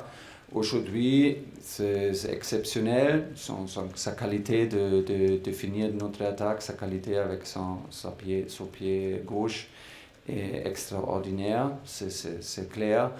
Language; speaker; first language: French; non-native, fluent; German